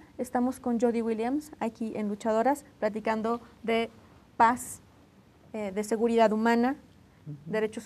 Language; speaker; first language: Spanish; native; Spanish